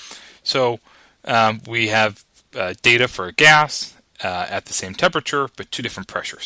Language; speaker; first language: English; native; English